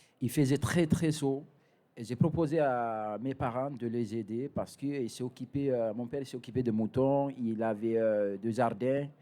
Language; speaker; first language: French; non-native, fluent; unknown